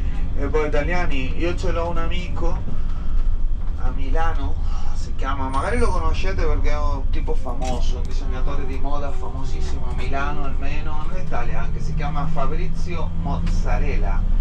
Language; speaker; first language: Italian; non-native, local second language; Spanish